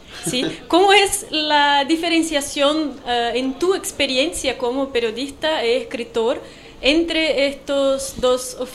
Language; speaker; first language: Spanish; non-native, fluent; Portuguese